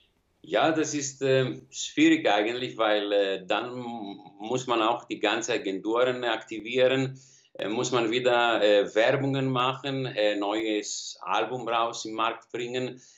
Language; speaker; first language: German; non-native, learner; Greek